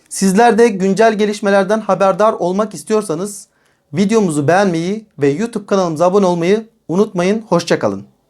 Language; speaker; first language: Turkish; native; Turkish